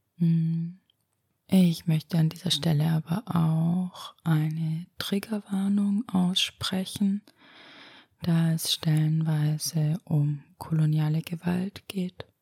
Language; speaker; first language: German; early bilingual, other home language; Romanian